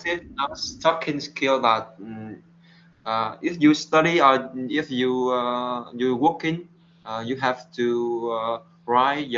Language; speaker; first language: English; non-native, learner; Vietnamese